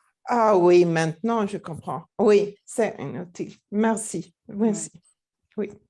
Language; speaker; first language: French; non-native, learner; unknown